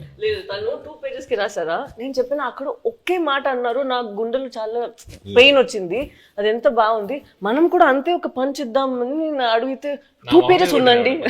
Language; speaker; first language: Telugu; non-native, fluent; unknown